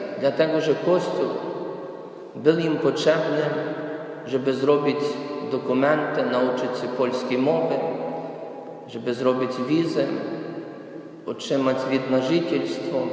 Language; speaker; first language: Polish; non-native, fluent; Ukrainian